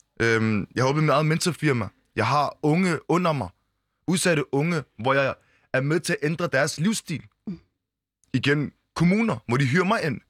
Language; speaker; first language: Danish; early bilingual, other home language; Arabic